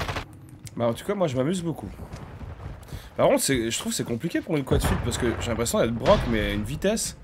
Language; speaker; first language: French; native; French